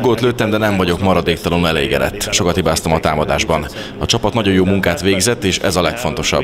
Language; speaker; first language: Hungarian; native; Hungarian